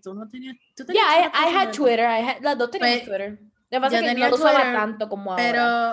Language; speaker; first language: Spanish; early bilingual, heritage; Spanish